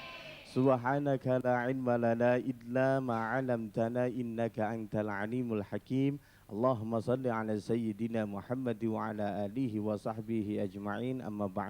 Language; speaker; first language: Indonesian; native; Indonesian